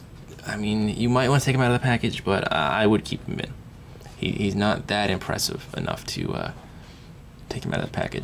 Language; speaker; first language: English; native; English